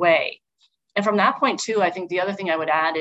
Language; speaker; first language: English; native; English